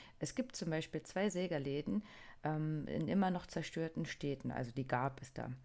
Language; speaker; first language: German; non-native, fluent; Japanese